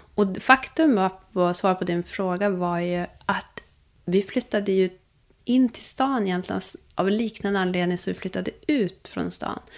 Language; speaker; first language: Swedish; native; Swedish